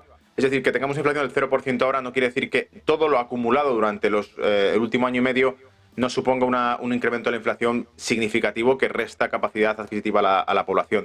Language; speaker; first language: Spanish; native; Spanish